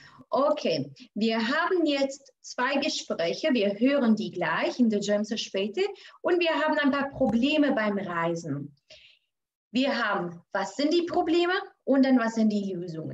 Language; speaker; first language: German; non-native, fluent; Albanian